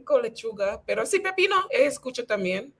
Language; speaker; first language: Spanish; non-native, fluent; English